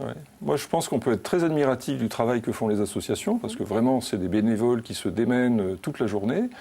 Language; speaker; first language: French; native; French